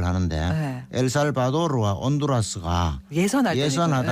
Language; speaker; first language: Korean; native; Korean